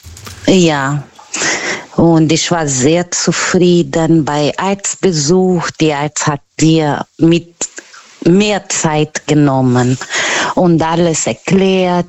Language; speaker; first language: German; non-native, learner; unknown